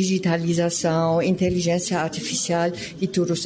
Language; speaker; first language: Portuguese; non-native, fluent; German